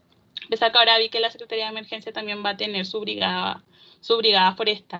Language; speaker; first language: Spanish; native; Spanish